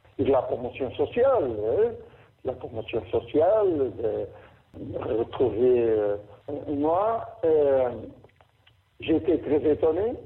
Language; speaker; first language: French; non-native, fluent; Portuguese